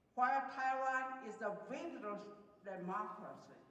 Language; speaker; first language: English; non-native, fluent; Chinese